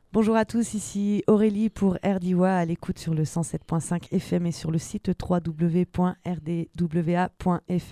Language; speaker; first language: French; native; French